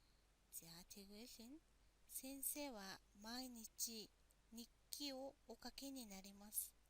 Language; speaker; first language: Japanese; non-native, fluent; Mongolian